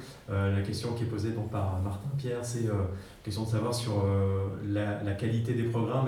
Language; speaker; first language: French; native; French